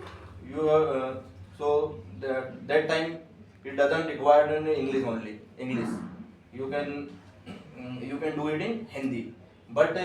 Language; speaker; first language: English; non-native, learner; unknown